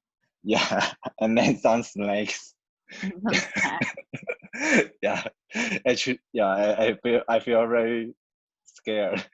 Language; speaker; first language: English; non-native, learner; Chinese